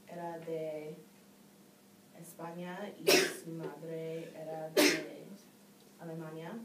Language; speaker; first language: Spanish; non-native, learner; English